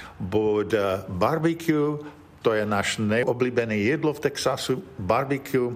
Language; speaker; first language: Czech; early bilingual, heritage; Czech